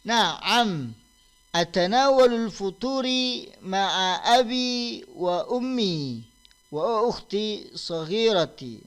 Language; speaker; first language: Arabic; non-native, fluent; Indonesian